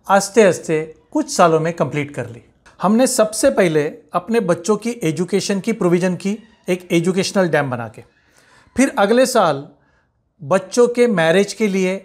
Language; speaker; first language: Hindi; non-native, local second language; Marathi